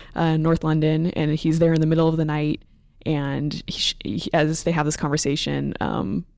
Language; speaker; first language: English; native; English